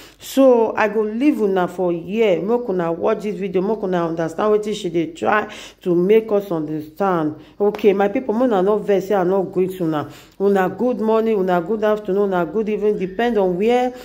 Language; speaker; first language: Nigerian Pidgin; native; Nigerian Pidgin